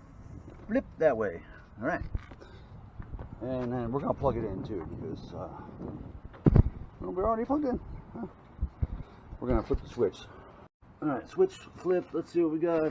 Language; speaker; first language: English; native; English